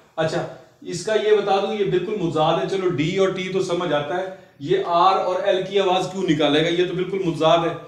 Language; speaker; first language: Urdu; native; Urdu